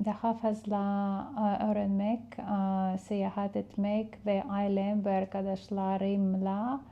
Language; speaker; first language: Turkish; non-native, fluent; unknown